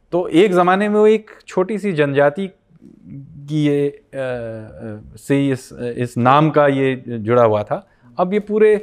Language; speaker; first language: Hindi; non-native, local second language; Bangla